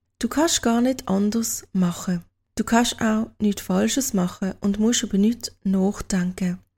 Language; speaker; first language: German; native; German